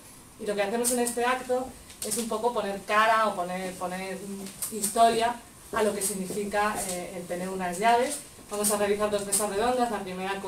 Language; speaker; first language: Spanish; native; Spanish